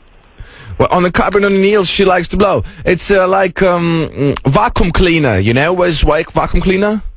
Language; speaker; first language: English; non-native, fluent; Lithuanian